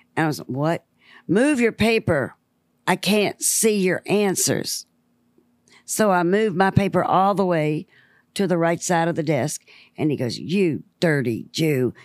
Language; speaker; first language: English; native; English